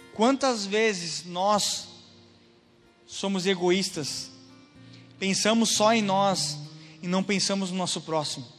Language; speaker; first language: Portuguese; native; Portuguese